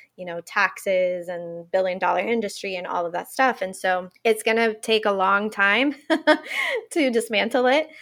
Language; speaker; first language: English; non-native, fluent; Spanish